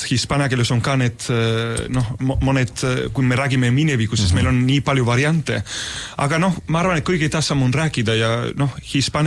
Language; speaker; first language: Estonian; non-native, fluent; Spanish